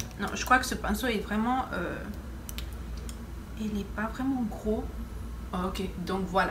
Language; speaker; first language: French; non-native, fluent; Spanish